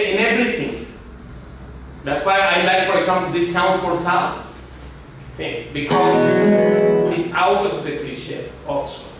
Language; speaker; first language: English; non-native, fluent; Spanish